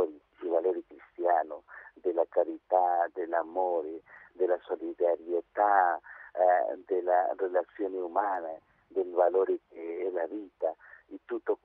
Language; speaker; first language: Italian; non-native, fluent; Spanish